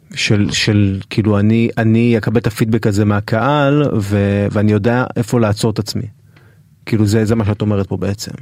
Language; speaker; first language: Hebrew; native; Hebrew